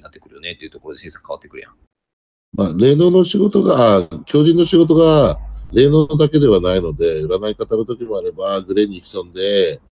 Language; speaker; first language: Japanese; native; Japanese